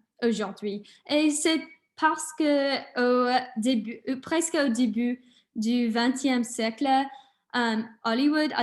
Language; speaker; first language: French; non-native, learner; English